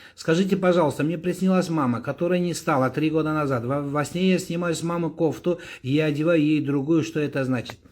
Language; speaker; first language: Russian; non-native, local second language; Kazakh